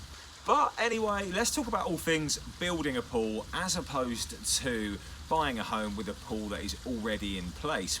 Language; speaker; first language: English; native; English